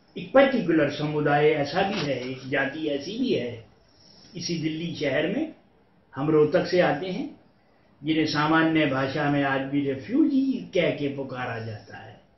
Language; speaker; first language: Hindi; native; Hindi